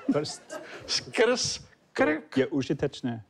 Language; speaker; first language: Czech; non-native, learner; English